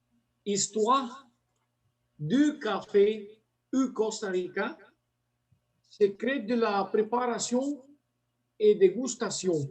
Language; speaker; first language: French; non-native, learner; Spanish